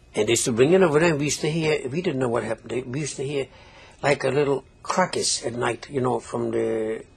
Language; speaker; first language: English; non-native, fluent; Polish